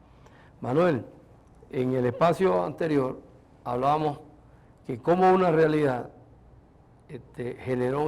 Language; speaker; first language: Spanish; native; Spanish